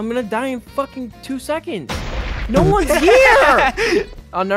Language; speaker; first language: English; native; English